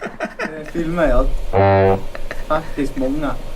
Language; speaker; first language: Swedish; non-native, learner; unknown